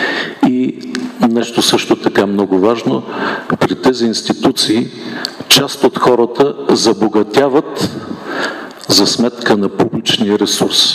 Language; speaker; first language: Bulgarian; native; Bulgarian